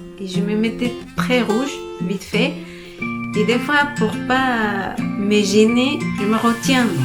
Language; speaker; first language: French; non-native, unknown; Spanish